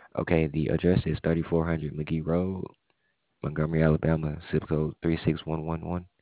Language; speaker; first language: English; native; English